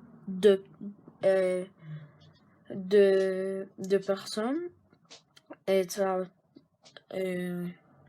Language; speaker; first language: French; non-native, learner; Spanish